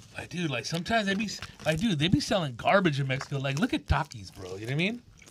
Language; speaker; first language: English; early bilingual, other home language; Spanish